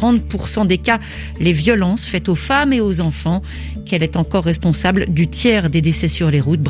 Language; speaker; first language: French; native; French